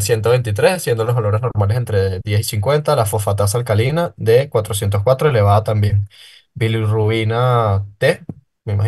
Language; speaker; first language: Spanish; native; Spanish